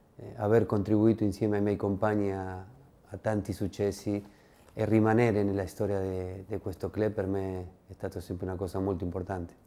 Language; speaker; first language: Italian; non-native, fluent; Spanish